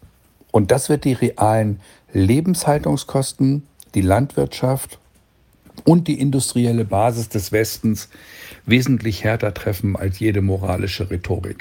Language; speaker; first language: German; native; German